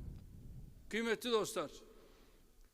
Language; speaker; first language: Turkish; native; Turkish